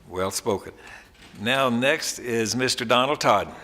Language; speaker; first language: English; native; English